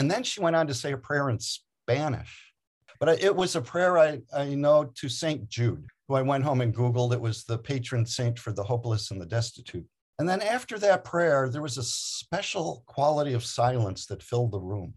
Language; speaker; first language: English; native; English